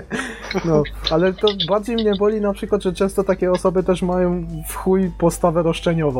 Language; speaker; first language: Polish; native; Polish